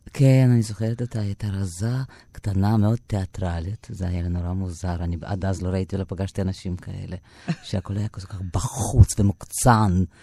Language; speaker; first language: Hebrew; non-native, fluent; Russian